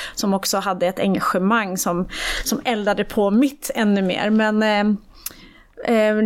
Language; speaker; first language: Swedish; early bilingual, other home language; Persian